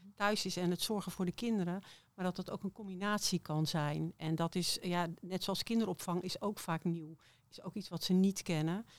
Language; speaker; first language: Dutch; native; Dutch